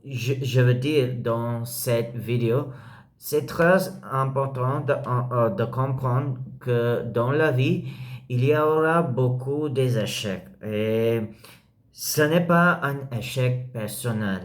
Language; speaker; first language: French; non-native, learner; English